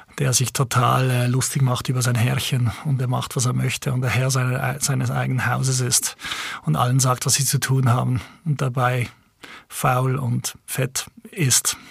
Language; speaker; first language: German; native; German